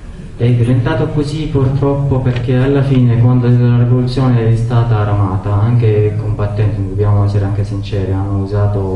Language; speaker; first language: Italian; non-native, learner; Arabic